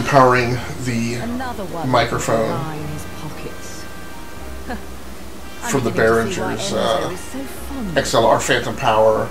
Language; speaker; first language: English; native; English